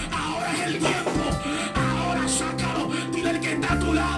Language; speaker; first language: Spanish; early bilingual, heritage; Spanish